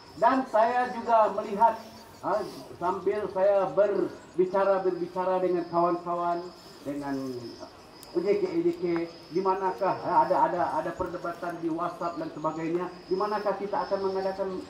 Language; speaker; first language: Malay; non-native, local second language; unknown